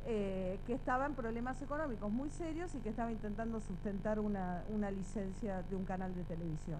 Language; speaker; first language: Spanish; native; Spanish